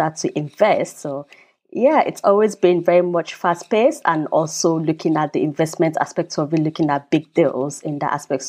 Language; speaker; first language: English; non-native, local second language; Yoruba